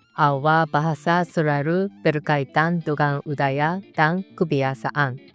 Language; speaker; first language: Indonesian; non-native, fluent; Japanese